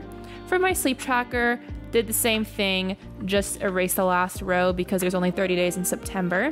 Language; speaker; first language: English; native; English